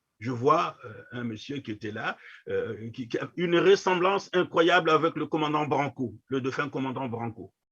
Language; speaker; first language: French; non-native, local second language; Kongo